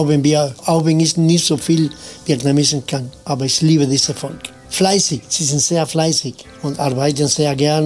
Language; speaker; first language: German; non-native, fluent; Spanish